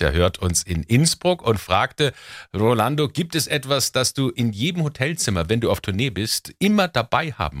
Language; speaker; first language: German; native; German